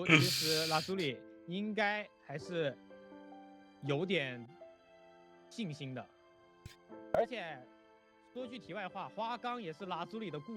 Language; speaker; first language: Chinese; native; Chinese